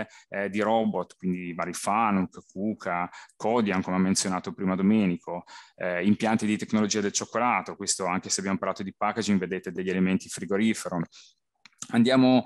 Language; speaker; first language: Italian; native; Italian